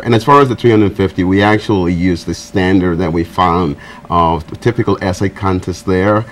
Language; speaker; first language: English; non-native, fluent; Spanish